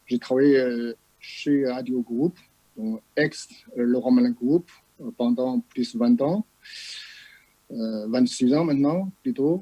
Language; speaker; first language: French; non-native, fluent; Chinese